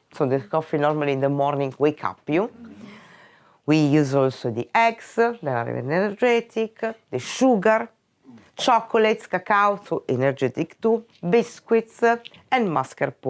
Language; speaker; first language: English; non-native, fluent; Italian